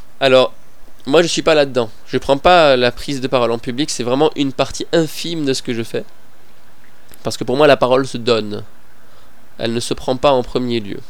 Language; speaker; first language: French; non-native, fluent; Persian